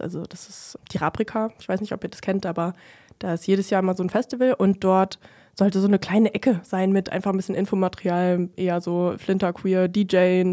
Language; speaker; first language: German; native; German